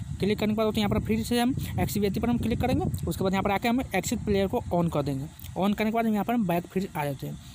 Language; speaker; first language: Hindi; native; Hindi